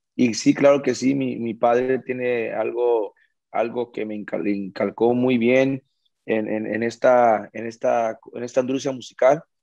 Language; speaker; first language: Spanish; early bilingual, heritage; Spanish